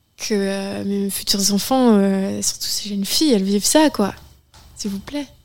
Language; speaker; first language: French; native; French